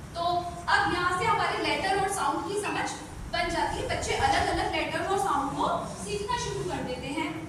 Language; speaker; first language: Hindi; native; Hindi